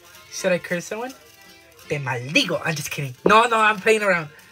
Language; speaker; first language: English; early bilingual, other home language; Spanish